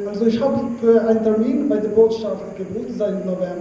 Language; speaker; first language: German; non-native, learner; Albanian